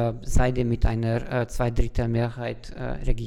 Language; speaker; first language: German; non-native, fluent; Hungarian